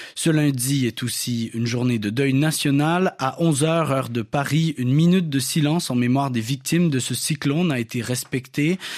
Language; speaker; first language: French; native; French